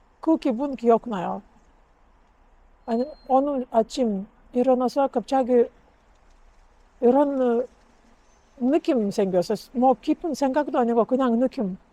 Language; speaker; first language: Korean; non-native, learner; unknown